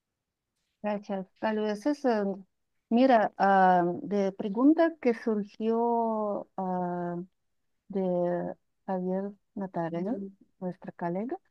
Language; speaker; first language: Spanish; non-native, fluent; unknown